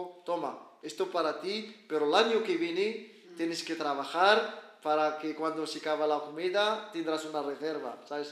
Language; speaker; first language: Spanish; non-native, learner; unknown